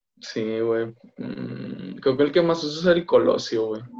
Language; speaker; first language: Spanish; native; Spanish